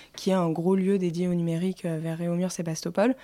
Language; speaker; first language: French; native; French